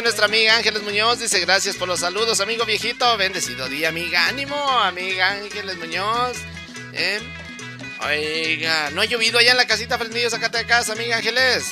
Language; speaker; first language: Spanish; native; Spanish